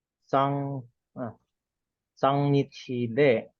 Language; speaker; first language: Japanese; non-native, learner; Cebuano